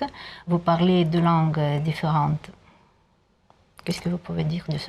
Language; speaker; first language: French; non-native, learner; Russian